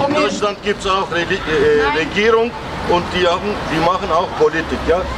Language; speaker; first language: German; non-native, learner; Turkish